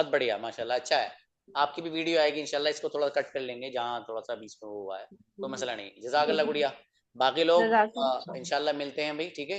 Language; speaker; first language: Hindi; native; Hindi